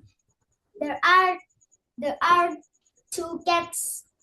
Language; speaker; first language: English; non-native, learner; Indonesian